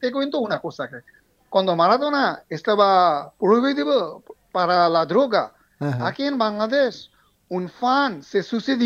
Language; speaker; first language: Spanish; non-native, fluent; Bangla